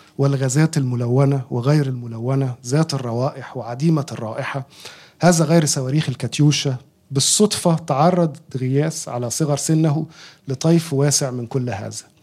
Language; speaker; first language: Arabic; native; Arabic